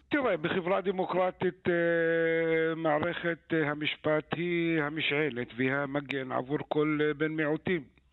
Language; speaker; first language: Hebrew; non-native, local second language; Arabic